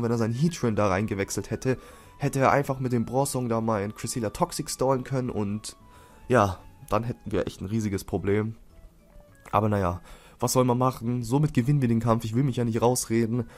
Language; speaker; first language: German; native; German